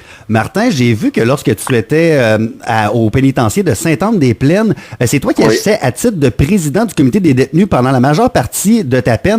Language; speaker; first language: French; native; French